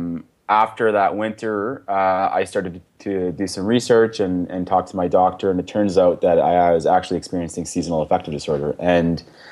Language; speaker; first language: English; native; English